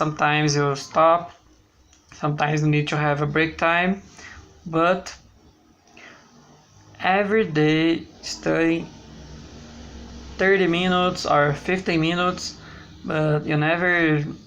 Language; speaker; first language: English; non-native, learner; Portuguese